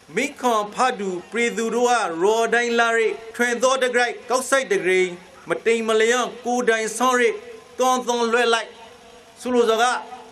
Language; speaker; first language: Burmese; native; Burmese